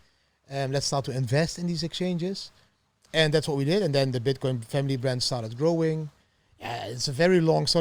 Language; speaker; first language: English; non-native, fluent; Dutch